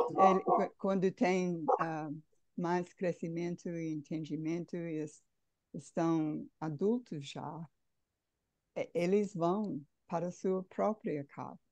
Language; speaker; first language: Portuguese; non-native, fluent; English